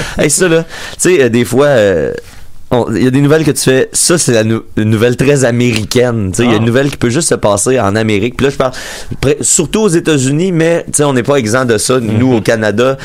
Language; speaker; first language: French; native; French